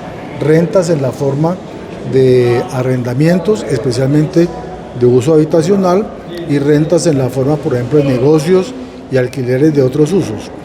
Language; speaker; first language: Spanish; native; Spanish